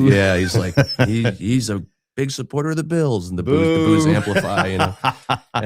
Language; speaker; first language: English; native; English